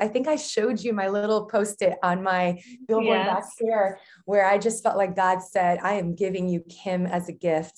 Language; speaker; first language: English; native; English